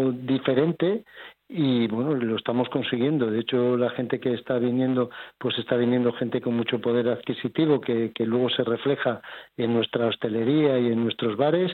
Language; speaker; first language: Spanish; native; Spanish